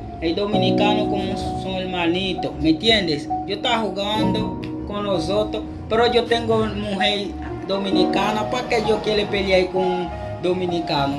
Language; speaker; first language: Spanish; non-native, learner; Haitian Creole